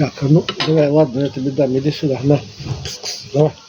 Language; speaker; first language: Russian; non-native, local second language; Ukrainian